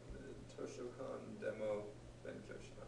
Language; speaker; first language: Japanese; non-native, learner; English